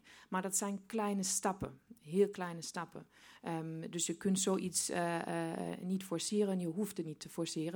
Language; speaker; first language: Dutch; non-native, fluent; German